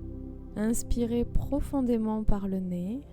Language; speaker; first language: French; native; French